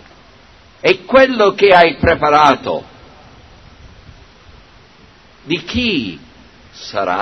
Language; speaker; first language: Italian; non-native, fluent; English